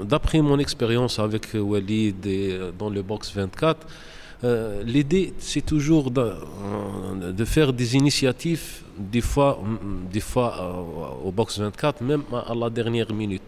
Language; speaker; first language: French; non-native, local second language; Arabic